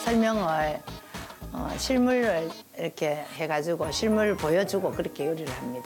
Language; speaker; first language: Korean; native; Korean